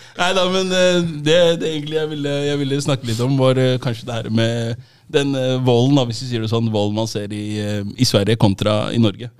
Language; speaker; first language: Norwegian; native; Norwegian